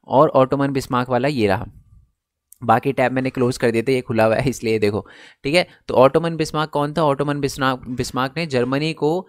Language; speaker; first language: Hindi; native; Hindi